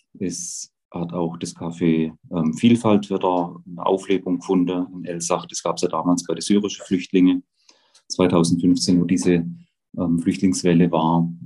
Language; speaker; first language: German; native; German